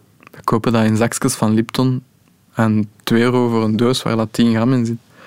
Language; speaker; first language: Dutch; native; Dutch